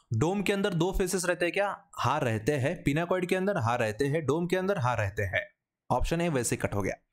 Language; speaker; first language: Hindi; non-native, local second language; Marathi